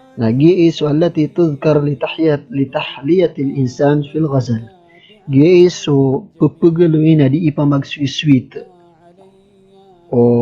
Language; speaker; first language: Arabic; non-native, fluent; Maranao